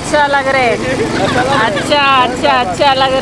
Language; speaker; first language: Hindi; non-native, local second language; Telugu